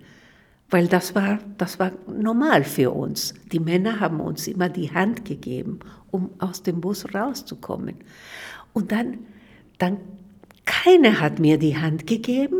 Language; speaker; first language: German; non-native, fluent; Spanish